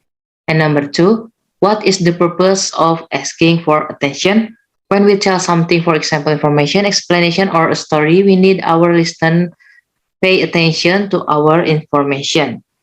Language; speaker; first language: English; non-native, learner; Indonesian